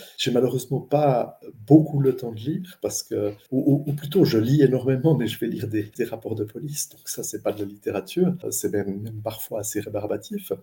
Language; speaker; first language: French; native; French